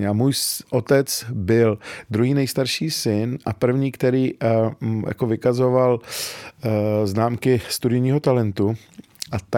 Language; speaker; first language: Czech; early bilingual, other home language; Arabic